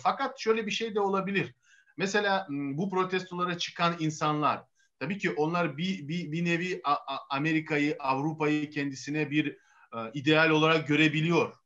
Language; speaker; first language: Turkish; non-native, fluent; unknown